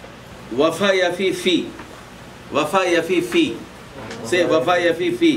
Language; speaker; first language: Arabic; non-native, fluent; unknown